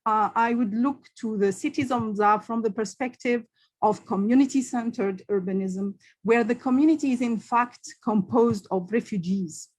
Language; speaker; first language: English; non-native, local second language; Arabic